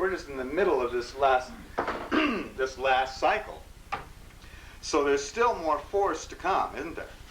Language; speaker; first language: English; native; English